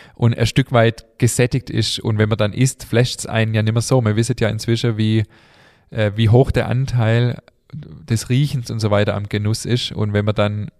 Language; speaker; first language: German; native; German